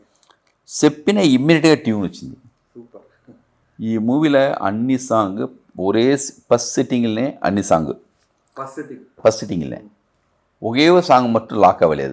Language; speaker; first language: Telugu; non-native, learner; Tamil